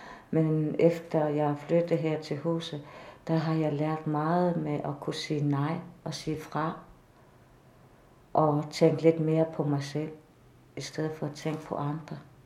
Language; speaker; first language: Danish; non-native, fluent; Kalaallisut